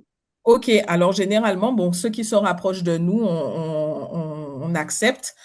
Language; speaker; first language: French; native; French